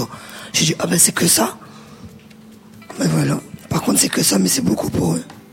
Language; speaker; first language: French; native; French